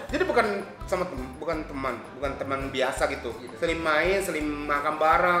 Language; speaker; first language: Indonesian; non-native, fluent; Japanese